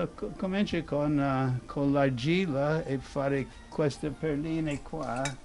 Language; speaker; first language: Italian; non-native, fluent; English